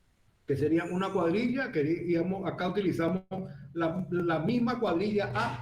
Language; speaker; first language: Spanish; native; Spanish